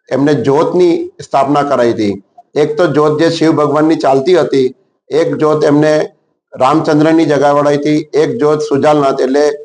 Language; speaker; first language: Gujarati; non-native, local second language; Sindhi